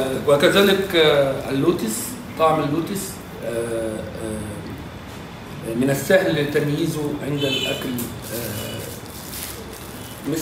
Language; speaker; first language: Arabic; native; Arabic